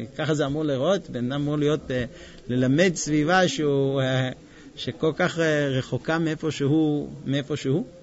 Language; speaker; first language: Hebrew; non-native, fluent; English